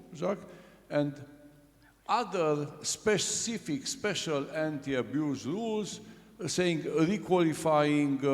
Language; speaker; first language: English; non-native, fluent; Romanian